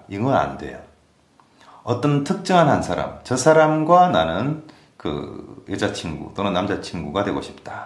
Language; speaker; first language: Korean; native; Korean